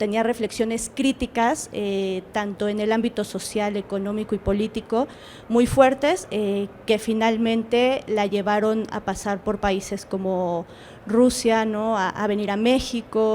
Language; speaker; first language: Spanish; native; Spanish